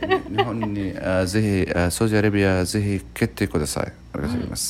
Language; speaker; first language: Japanese; non-native, learner; Arabic